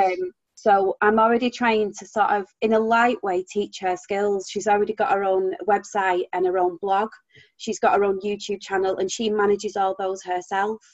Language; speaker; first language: English; native; English